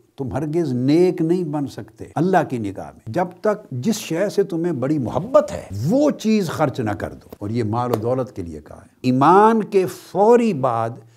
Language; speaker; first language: Urdu; non-native, local second language; Punjabi